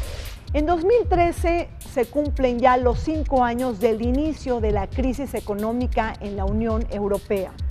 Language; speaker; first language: Spanish; native; Spanish